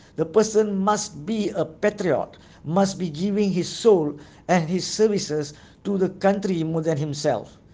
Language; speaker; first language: English; non-native, local second language; Malay